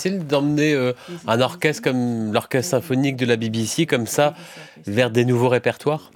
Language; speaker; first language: French; native; French